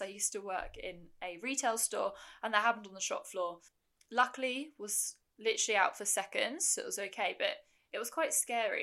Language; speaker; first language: English; native; English